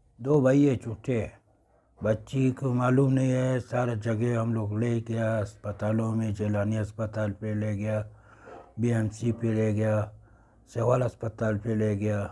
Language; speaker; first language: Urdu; non-native, local second language; Pashto